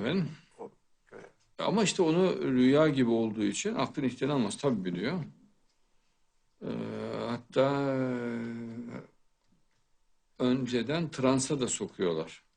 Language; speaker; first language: Turkish; native; Turkish